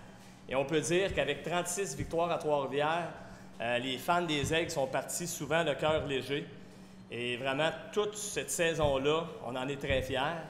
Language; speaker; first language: French; native; French